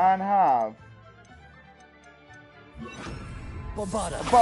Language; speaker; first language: English; native; English